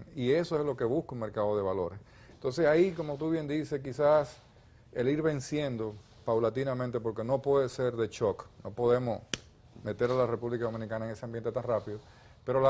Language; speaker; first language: Spanish; native; Spanish